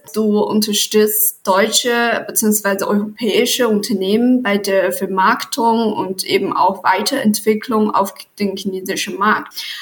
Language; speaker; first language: German; non-native, fluent; Chinese